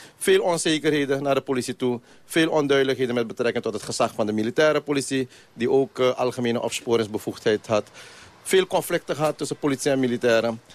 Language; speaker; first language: Dutch; non-native, local second language; Caribbean Hindustani